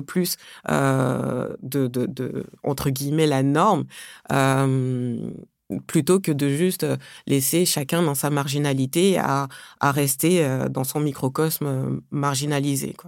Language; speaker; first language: French; early bilingual, other home language; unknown